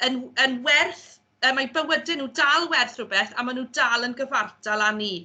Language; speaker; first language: Welsh; native; Welsh